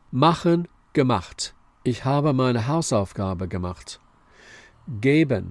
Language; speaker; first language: German; non-native, fluent; English